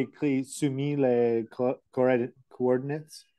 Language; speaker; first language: French; non-native, learner; English